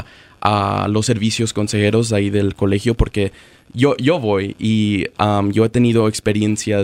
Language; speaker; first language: Spanish; early bilingual, other home language; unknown